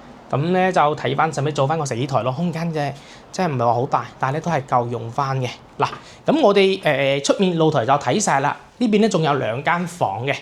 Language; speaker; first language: Cantonese; native; Cantonese